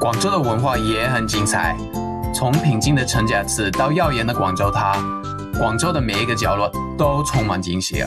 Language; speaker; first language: Chinese; non-native, fluent; English